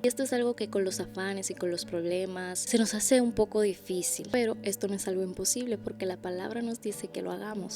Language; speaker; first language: Spanish; native; Spanish